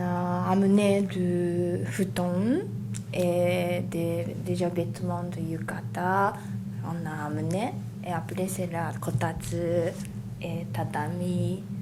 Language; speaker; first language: French; non-native, learner; Japanese